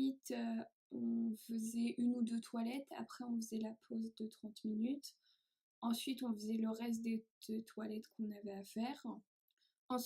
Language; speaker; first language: French; native; French